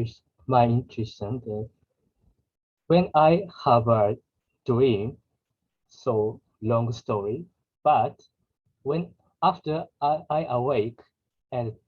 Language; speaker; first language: English; non-native, learner; Japanese